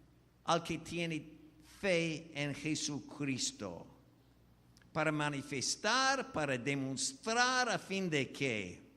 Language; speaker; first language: Spanish; non-native, fluent; English